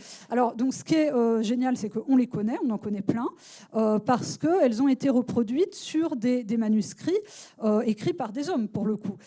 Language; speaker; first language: French; native; French